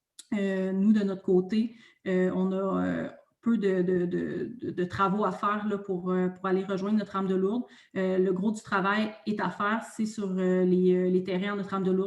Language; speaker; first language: French; native; French